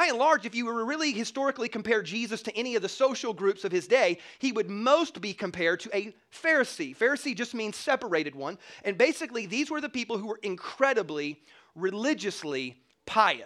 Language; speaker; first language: English; native; English